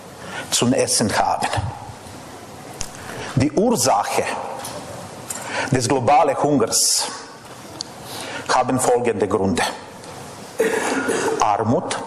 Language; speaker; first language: German; non-native, fluent; Serbian